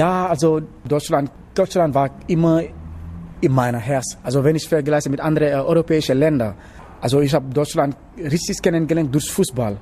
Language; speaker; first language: German; non-native, learner; Wolof